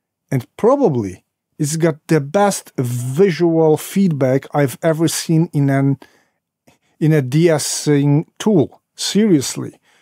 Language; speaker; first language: English; non-native, fluent; Polish